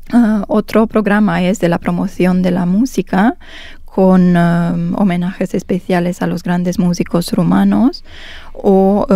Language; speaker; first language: Spanish; non-native, fluent; Romanian